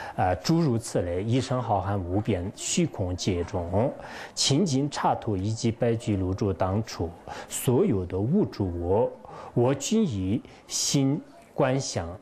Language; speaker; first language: Chinese; non-native, local second language; Tibetan